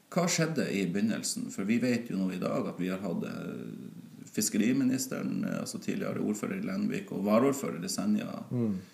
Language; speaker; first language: Norwegian; native; Norwegian